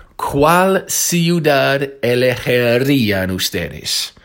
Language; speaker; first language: Spanish; non-native, fluent; English